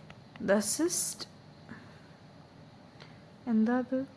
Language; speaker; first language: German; non-native, fluent; Malayalam